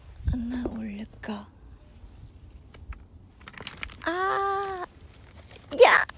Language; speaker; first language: Korean; non-native, learner; Khmer